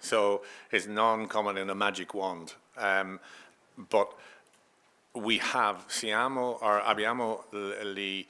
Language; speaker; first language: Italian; non-native, learner; English